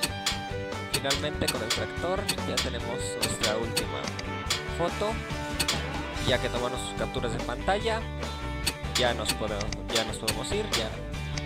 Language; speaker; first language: Spanish; native; Spanish